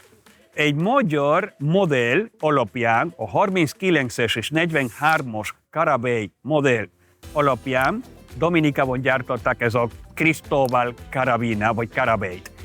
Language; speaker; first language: Hungarian; non-native, fluent; Spanish